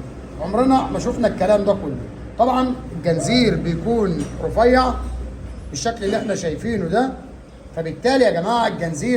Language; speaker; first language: Arabic; native; Arabic